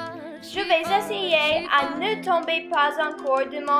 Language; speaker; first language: French; non-native, learner; English